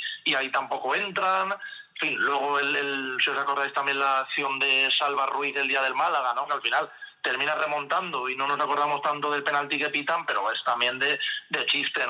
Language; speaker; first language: Spanish; native; Spanish